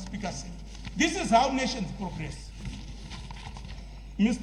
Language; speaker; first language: English; non-native, local second language; Shona